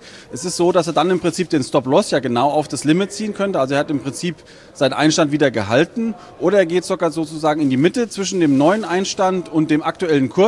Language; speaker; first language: German; native; German